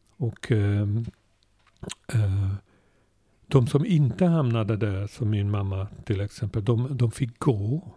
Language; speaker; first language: Swedish; non-native, fluent; Hungarian